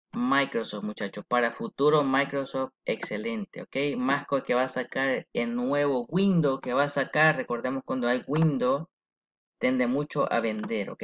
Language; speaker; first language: Spanish; early bilingual, heritage; Spanish